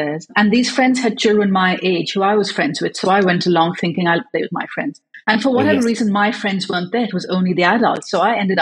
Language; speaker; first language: English; native; English